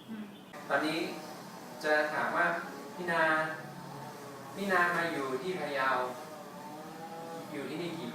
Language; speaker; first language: Thai; non-native, fluent; English